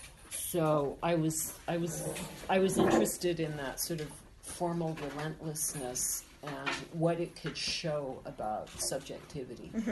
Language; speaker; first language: English; native; English